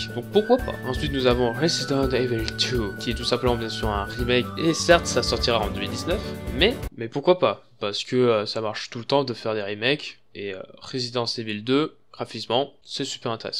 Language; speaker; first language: French; native; French